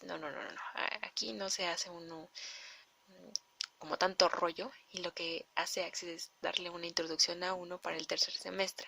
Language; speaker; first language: Spanish; native; Spanish